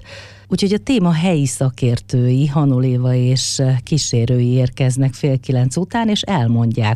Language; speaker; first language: Hungarian; native; Hungarian